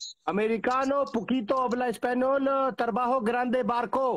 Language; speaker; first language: Spanish; non-native, learner; Hindi